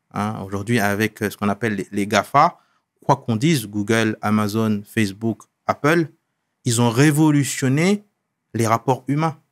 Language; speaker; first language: French; non-native, local second language; Wolof